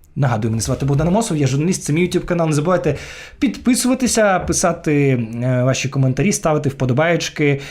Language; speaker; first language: Ukrainian; non-native, local second language; Russian